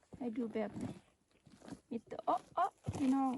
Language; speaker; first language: Swedish; non-native, learner; Thai